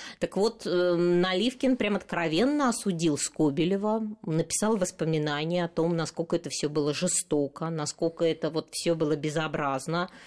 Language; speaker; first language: Russian; native; Russian